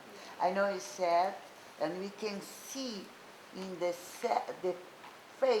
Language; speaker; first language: English; non-native, learner; Portuguese